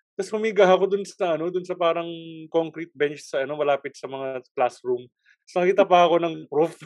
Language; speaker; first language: Filipino; native; Filipino